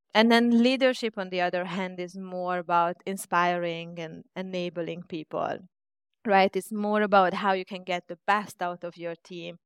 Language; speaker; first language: English; non-native, fluent; Hungarian